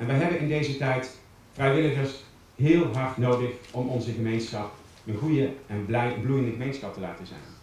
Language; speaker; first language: Dutch; native; Dutch